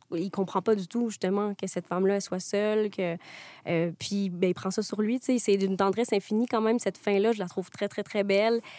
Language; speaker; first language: French; native; French